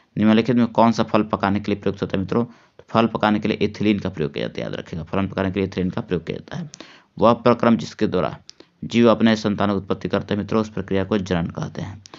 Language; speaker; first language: Hindi; native; Hindi